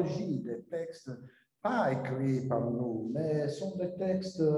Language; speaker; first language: French; non-native, learner; Italian